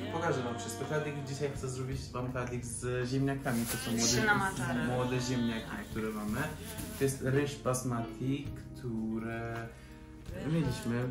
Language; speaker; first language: Polish; non-native, fluent; Persian